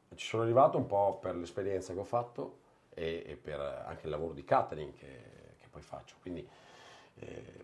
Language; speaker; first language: Italian; native; Italian